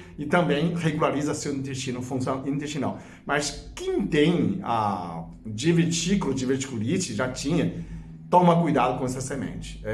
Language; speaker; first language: Portuguese; non-native, fluent; Chinese